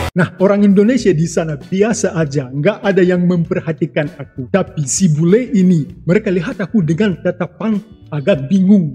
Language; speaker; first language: Indonesian; non-native, fluent; Russian